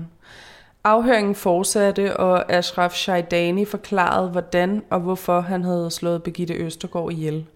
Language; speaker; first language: Danish; native; Danish